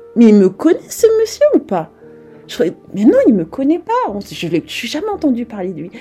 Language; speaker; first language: French; native; French